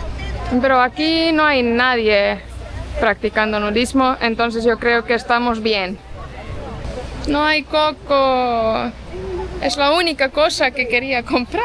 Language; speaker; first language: Spanish; non-native, fluent; Estonian